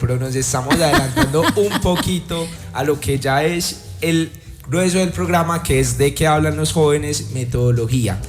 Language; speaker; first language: Spanish; native; Spanish